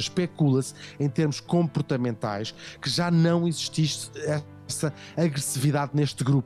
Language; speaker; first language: Portuguese; native; Portuguese